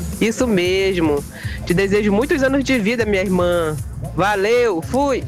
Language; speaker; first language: Portuguese; native; Portuguese